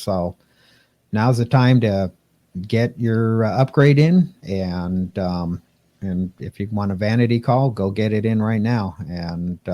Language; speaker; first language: English; native; English